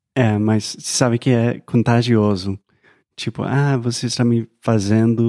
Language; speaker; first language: Portuguese; non-native, fluent; English